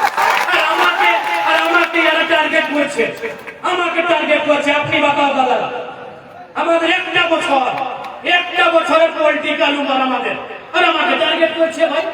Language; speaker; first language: Bangla; non-native, local second language; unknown